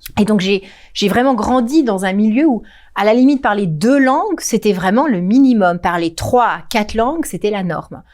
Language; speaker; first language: French; early bilingual, heritage; French